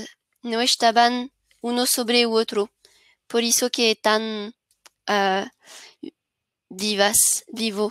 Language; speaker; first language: Spanish; non-native, learner; French